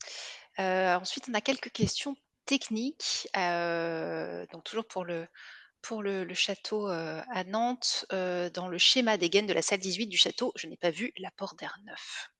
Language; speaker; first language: French; native; French